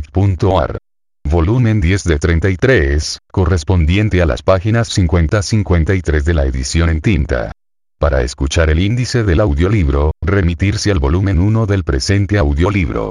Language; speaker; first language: Spanish; native; Spanish